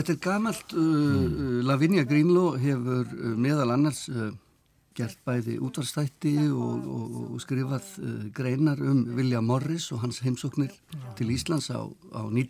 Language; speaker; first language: Icelandic; native; Icelandic